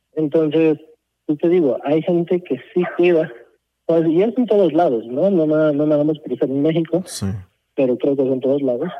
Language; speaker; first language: Spanish; early bilingual, heritage; Spanish